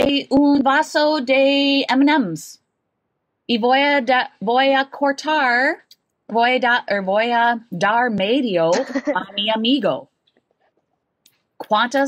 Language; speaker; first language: Spanish; non-native, fluent; English